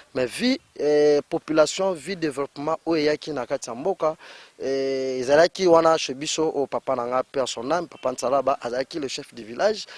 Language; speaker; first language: Lingala; non-native, local second language; Kongo